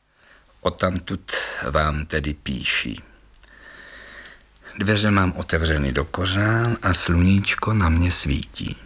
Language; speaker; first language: Czech; native; Czech